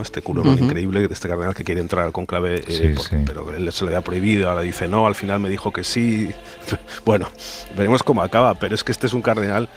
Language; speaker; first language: Spanish; native; Spanish